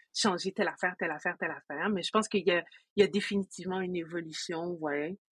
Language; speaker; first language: French; native; French